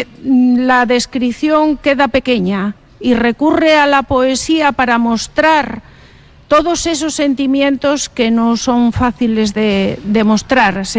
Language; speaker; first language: Spanish; non-native, local second language; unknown